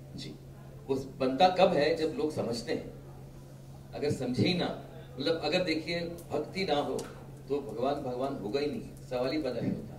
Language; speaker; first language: Hindi; non-native, local second language; Marathi